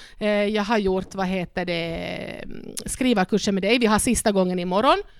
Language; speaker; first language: Swedish; non-native, local second language; Spanish